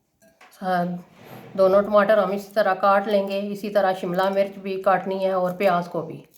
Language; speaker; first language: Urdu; non-native, local second language; Punjabi